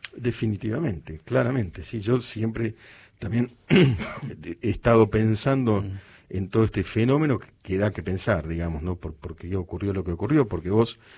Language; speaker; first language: Spanish; native; Spanish